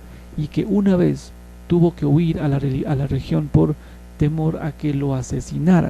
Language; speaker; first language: Spanish; native; Spanish